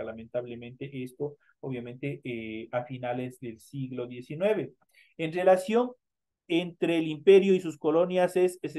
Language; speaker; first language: Spanish; native; Spanish